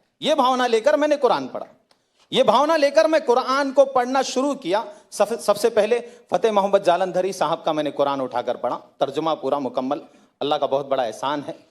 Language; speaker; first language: Hindi; native; Hindi